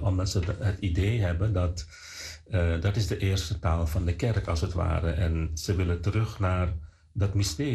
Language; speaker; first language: Dutch; non-native, fluent; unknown